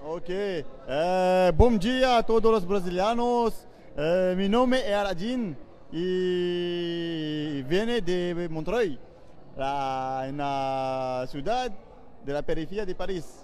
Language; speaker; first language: Portuguese; non-native, learner; French